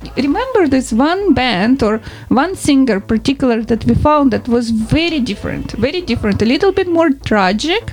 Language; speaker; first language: English; non-native, fluent; Ukrainian